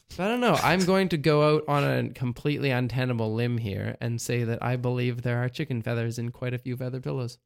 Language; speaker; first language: English; native; English